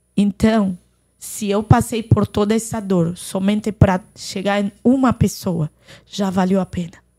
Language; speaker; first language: Portuguese; non-native, fluent; Arabic